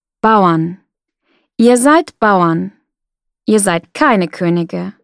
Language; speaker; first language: German; non-native, fluent; Russian